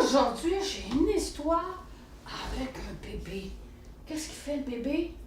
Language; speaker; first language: French; native; French